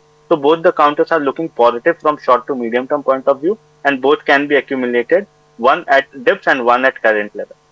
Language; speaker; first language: English; non-native, local second language; Hindi